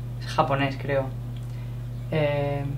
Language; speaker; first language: Spanish; non-native, fluent; English